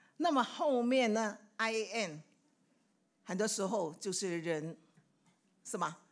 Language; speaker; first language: Chinese; non-native, local second language; Cantonese